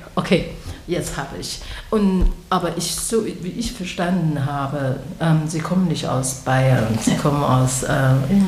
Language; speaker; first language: German; non-native, learner; Chinese